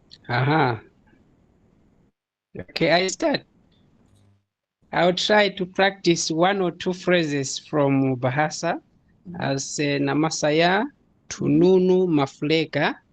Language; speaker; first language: English; non-native, fluent; Nyanja